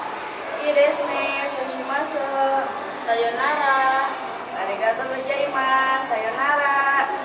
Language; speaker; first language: Japanese; non-native, learner; Indonesian